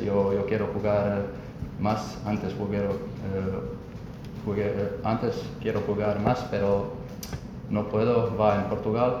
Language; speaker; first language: Spanish; non-native, learner; Croatian